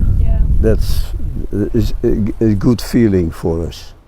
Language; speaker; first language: English; non-native, learner; Dutch